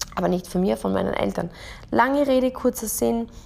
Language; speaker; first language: German; native; German